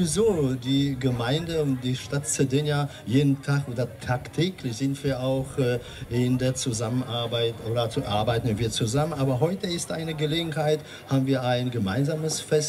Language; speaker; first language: German; non-native, learner; Polish